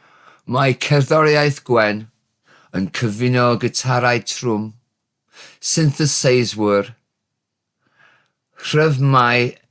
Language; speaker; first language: Welsh; non-native, learner; English